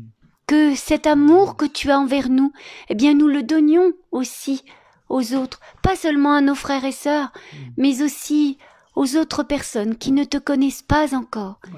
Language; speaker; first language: French; native; French